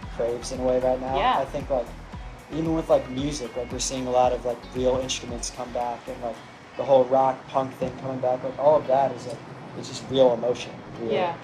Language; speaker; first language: English; native; English